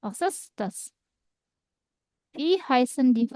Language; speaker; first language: German; non-native, fluent; Indonesian